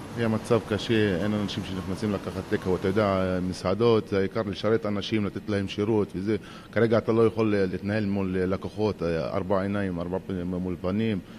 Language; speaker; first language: Hebrew; non-native, local second language; Arabic